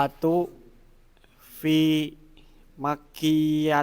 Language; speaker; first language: Arabic; non-native, learner; Indonesian